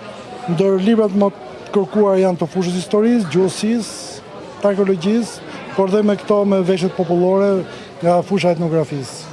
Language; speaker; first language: Albanian; native; Albanian